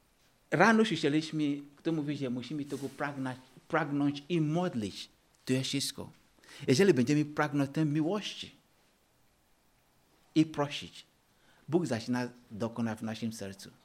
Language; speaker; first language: Polish; non-native, learner; Ukrainian